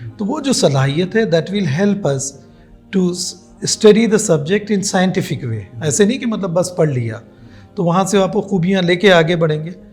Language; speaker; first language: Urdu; native; Urdu